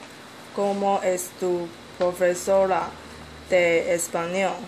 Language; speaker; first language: Spanish; non-native, learner; Chinese